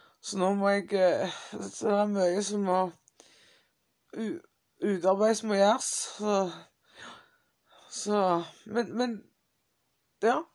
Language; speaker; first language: Norwegian; non-native, fluent; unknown